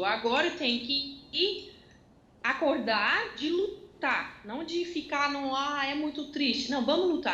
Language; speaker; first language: Portuguese; non-native, fluent; Dutch